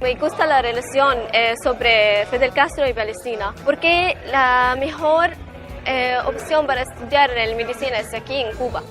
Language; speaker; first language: Spanish; non-native, learner; Arabic